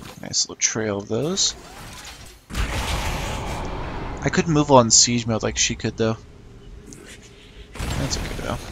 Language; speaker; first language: English; native; English